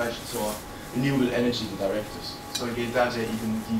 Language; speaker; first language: Chinese; non-native, fluent; German